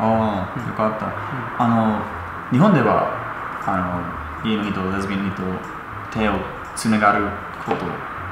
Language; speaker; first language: Japanese; non-native, fluent; English